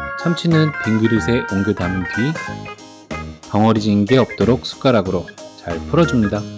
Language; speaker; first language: Korean; native; Korean